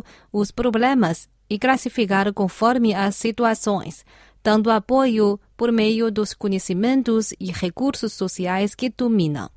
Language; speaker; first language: Portuguese; non-native, fluent; Chinese